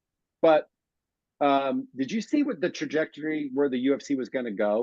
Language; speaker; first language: English; native; English